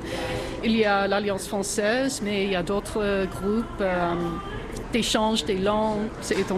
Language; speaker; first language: French; non-native, fluent; English